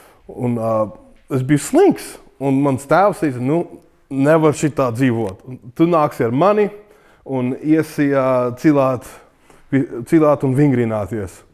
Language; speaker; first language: Latvian; early bilingual, heritage; English